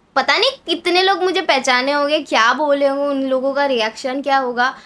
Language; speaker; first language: Hindi; non-native, local second language; Bangla